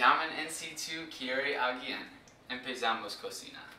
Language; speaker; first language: Spanish; non-native, learner; English